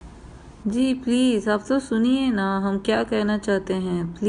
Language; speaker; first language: Hindi; non-native, local second language; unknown